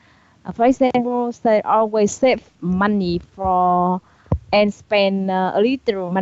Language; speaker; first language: English; non-native, learner; Vietnamese